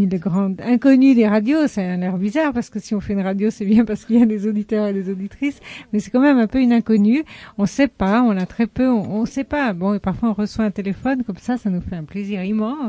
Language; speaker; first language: French; native; French